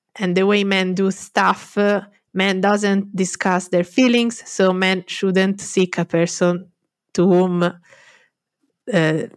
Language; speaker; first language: English; non-native, fluent; Italian